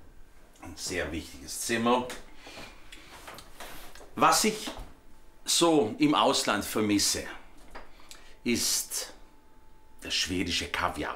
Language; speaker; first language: German; non-native, fluent; Swedish